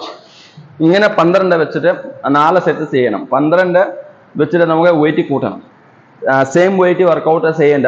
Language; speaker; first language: Malayalam; non-native, learner; Assamese